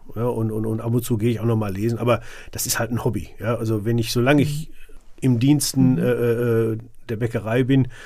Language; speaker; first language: German; native; German